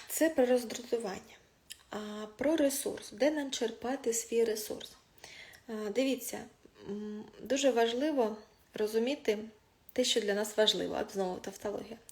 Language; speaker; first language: Ukrainian; non-native, local second language; Russian